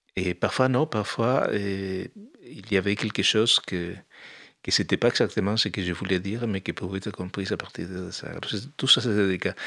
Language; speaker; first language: French; non-native, fluent; Spanish